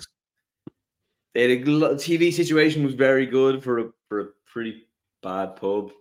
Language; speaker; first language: English; native; English